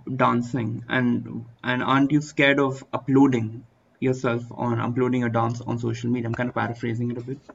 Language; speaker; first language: English; early bilingual, other home language; Hindi